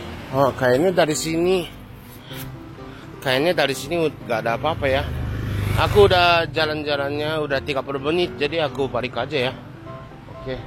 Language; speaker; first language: Indonesian; non-native, learner; Japanese